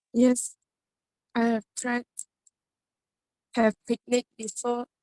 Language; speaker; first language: English; non-native, learner; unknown